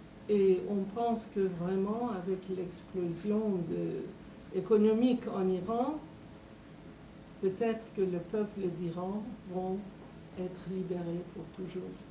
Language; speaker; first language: French; non-native, fluent; Persian